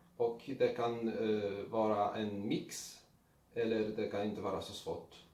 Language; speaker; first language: Swedish; non-native, learner; Polish